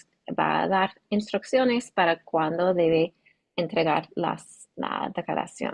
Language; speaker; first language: Spanish; non-native, learner; English